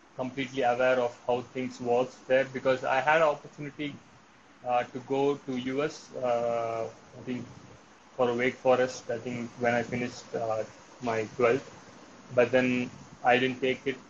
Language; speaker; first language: English; non-native, local second language; Tamil